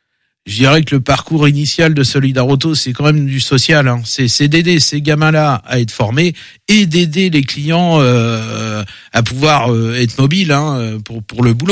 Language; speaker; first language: French; native; French